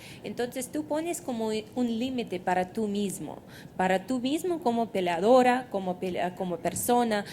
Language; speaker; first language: Spanish; non-native, fluent; Russian